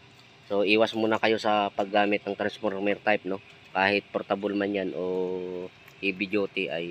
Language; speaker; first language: Filipino; native; Filipino